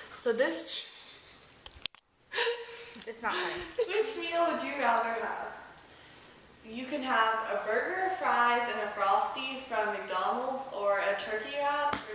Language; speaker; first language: English; native; English